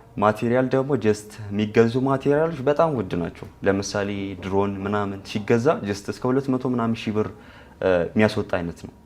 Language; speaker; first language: Amharic; non-native, local second language; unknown